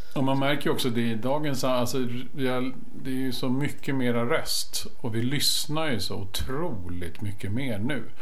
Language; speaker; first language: Swedish; native; Swedish